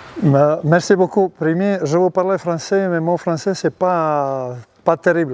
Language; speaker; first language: French; non-native, learner; Serbian